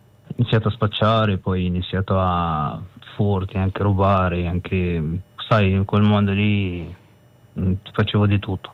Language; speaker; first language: Italian; non-native, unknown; Arabic